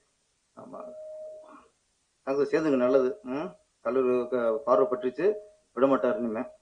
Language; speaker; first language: Tamil; native; Tamil